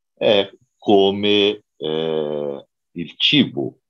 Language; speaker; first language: Italian; non-native, learner; Portuguese